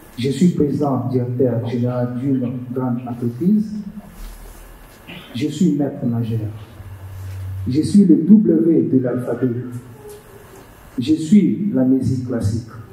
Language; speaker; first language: French; non-native, learner; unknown